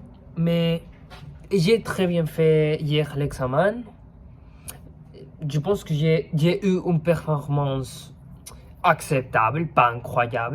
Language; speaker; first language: French; non-native, fluent; Spanish